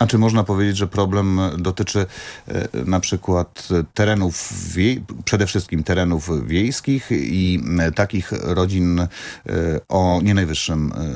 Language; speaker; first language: Polish; native; Polish